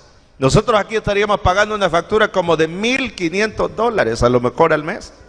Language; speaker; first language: Spanish; native; Spanish